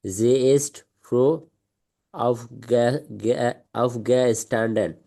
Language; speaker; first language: German; non-native, learner; Bangla